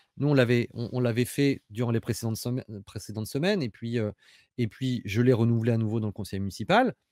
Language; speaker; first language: French; native; French